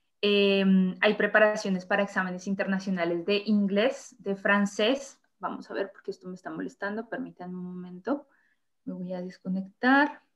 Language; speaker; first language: Spanish; native; Spanish